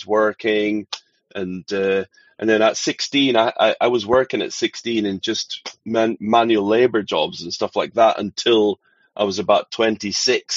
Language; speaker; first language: English; native; English